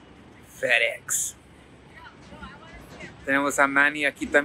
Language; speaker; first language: Spanish; early bilingual, heritage; Spanish